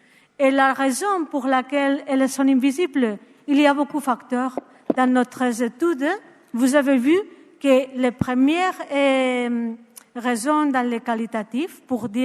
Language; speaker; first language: French; non-native, learner; Spanish